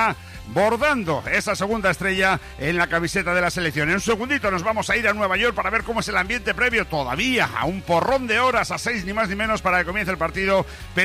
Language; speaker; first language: Spanish; native; Spanish